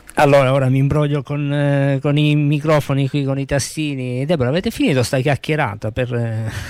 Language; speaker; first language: Italian; native; Italian